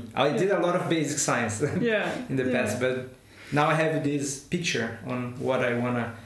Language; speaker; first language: English; non-native, fluent; Portuguese